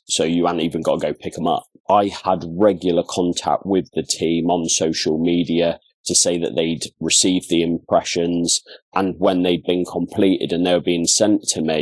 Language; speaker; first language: English; native; English